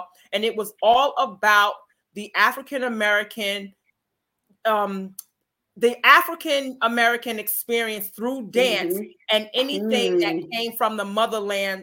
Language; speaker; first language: English; native; English